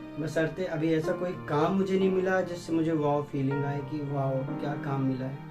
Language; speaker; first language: Hindi; native; Hindi